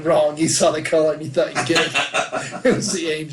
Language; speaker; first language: English; native; English